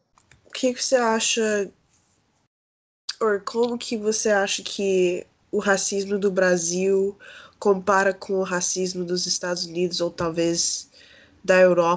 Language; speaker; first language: Portuguese; early bilingual, heritage; Portuguese